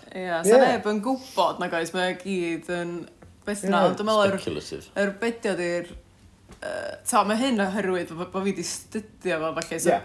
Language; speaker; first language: Welsh; native; Welsh